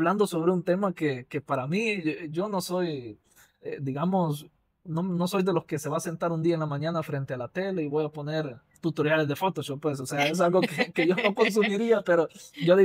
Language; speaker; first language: Spanish; native; Spanish